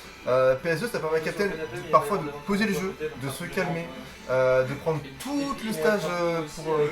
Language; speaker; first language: French; native; French